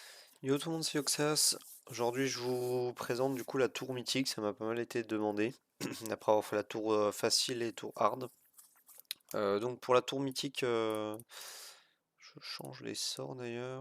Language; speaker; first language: French; native; French